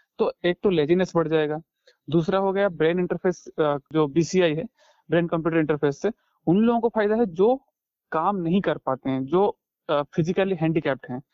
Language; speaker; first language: Hindi; native; Hindi